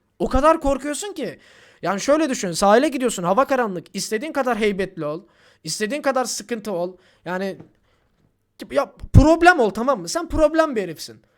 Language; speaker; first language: Turkish; native; Turkish